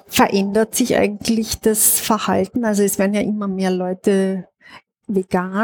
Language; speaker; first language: German; native; German